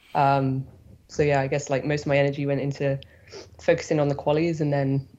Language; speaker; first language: English; native; English